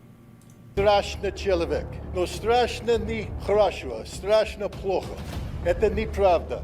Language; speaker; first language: Russian; non-native, learner; English